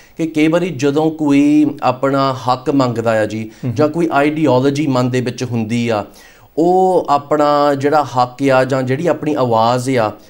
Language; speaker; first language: Punjabi; early bilingual, heritage; Punjabi